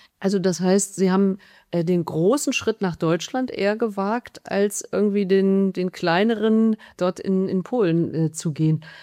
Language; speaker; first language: German; native; German